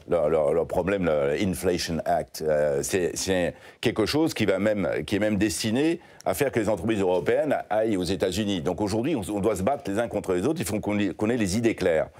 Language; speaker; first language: French; native; French